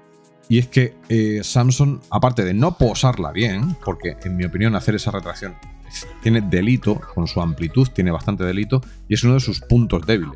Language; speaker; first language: Spanish; native; Spanish